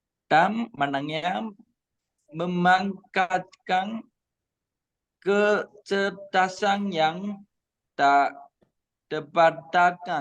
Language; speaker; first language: Indonesian; non-native, learner; Chinese